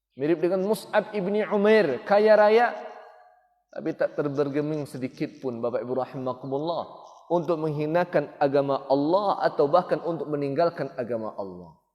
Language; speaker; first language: Malay; native; Malay